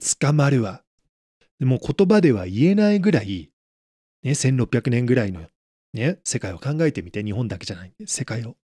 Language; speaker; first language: Japanese; native; Japanese